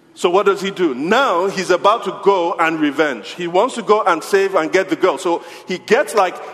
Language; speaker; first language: English; non-native, local second language; Yoruba